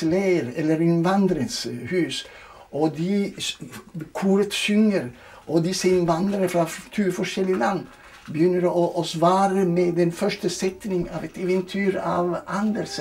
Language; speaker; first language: Norwegian; non-native, fluent; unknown